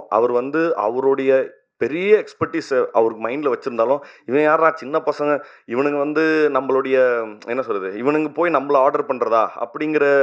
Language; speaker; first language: Tamil; native; Tamil